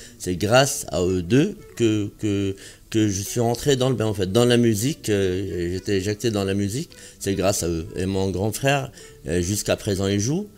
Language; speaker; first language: French; non-native, local second language; Arabic